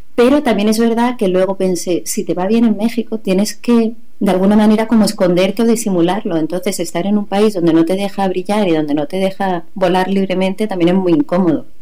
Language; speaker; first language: Spanish; native; Spanish